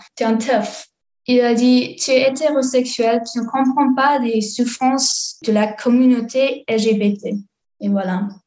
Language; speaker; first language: French; non-native, fluent; English